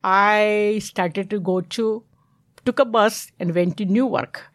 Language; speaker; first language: English; non-native, local second language; Gujarati